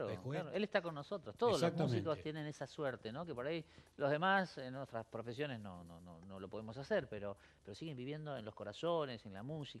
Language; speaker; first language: Spanish; native; Spanish